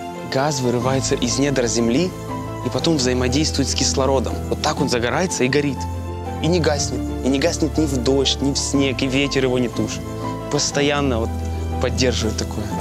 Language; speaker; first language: Russian; native; Russian